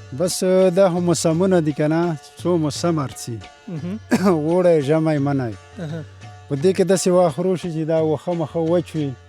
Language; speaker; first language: Pashto; native; Pashto